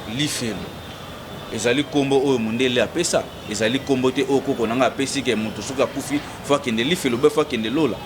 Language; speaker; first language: Lingala; non-native, local second language; Kongo